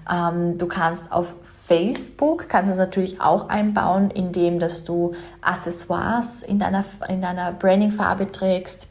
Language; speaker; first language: German; native; German